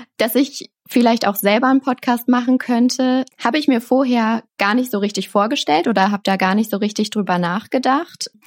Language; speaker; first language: German; native; German